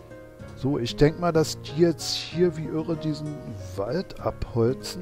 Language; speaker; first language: German; native; German